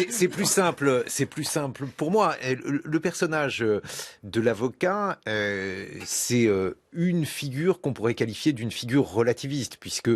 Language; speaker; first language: French; native; French